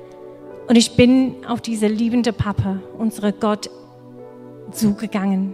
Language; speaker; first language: German; non-native, fluent; English